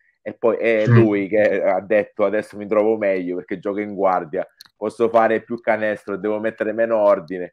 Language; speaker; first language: Italian; native; Italian